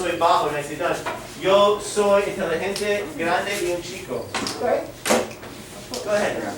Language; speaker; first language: Spanish; non-native, fluent; English